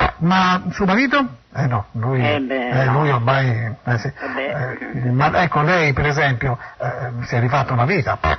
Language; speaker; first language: Italian; native; Italian